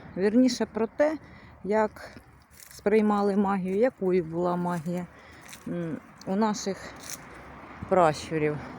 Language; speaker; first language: Ukrainian; non-native, local second language; Russian